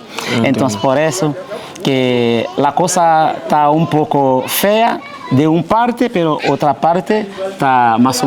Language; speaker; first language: Spanish; early bilingual, heritage; Haitian Creole